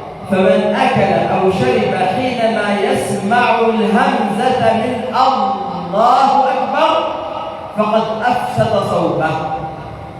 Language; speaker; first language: Arabic; native; Arabic